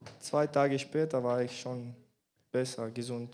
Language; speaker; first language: German; non-native, learner; Bulgarian